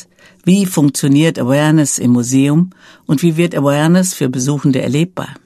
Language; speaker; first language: German; native; German